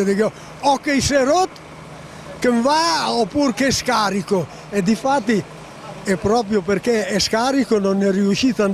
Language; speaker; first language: Italian; native; Italian